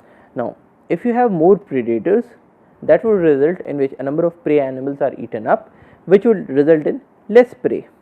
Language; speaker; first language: English; non-native, local second language; Hindi